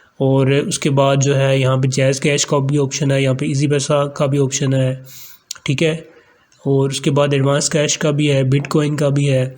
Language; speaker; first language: Urdu; non-native, local second language; Punjabi